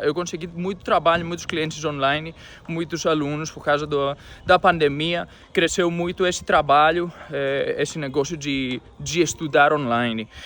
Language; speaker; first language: Portuguese; non-native, fluent; Greek